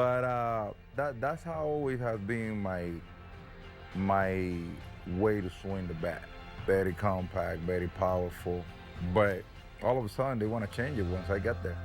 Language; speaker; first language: English; non-native, fluent; Spanish